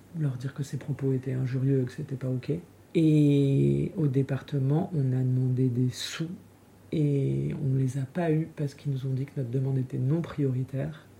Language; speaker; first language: French; native; French